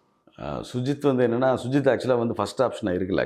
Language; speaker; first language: Tamil; native; Tamil